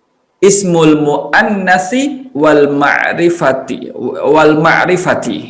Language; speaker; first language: Arabic; non-native, fluent; Indonesian